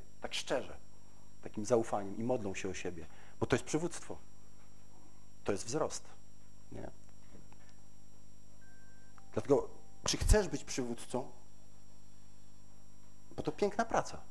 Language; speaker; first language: Polish; native; Polish